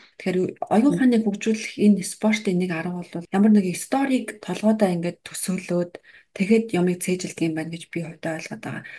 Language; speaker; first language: Mongolian; native; Mongolian